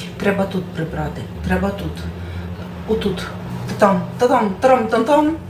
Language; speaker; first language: Ukrainian; native; Ukrainian